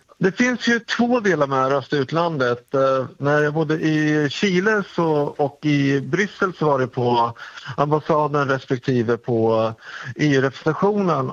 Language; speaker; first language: Swedish; native; Swedish